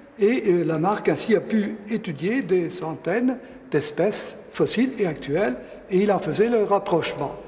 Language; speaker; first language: French; native; French